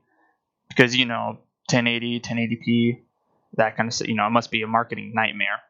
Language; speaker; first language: English; native; English